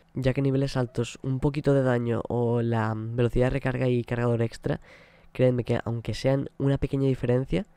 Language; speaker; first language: Spanish; native; Spanish